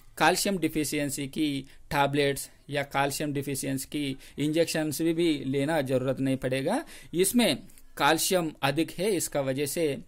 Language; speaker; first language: Hindi; non-native, local second language; Telugu